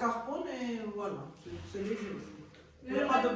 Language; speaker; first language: French; non-native, fluent; Armenian